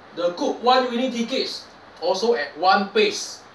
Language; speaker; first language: English; non-native, local second language; Chinese